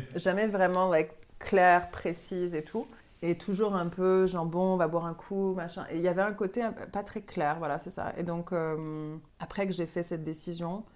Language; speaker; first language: French; native; French